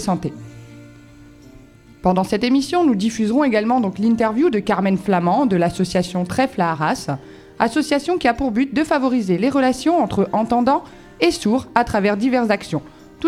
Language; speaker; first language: French; native; French